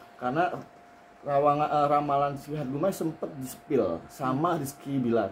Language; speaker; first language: Indonesian; native; Indonesian